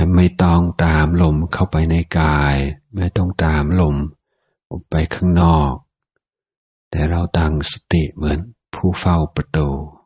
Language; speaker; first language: Thai; non-native, fluent; English